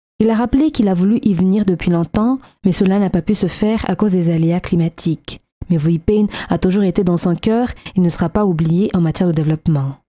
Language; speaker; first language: French; non-native, local second language; Malagasy